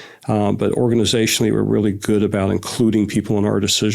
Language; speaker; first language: English; native; English